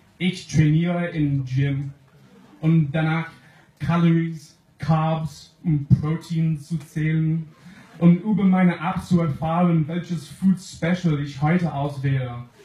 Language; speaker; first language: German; non-native, fluent; English